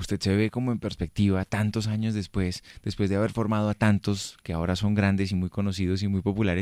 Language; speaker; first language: Spanish; native; Spanish